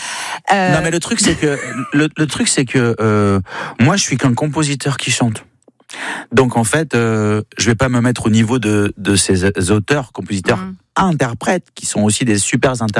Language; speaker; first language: French; native; French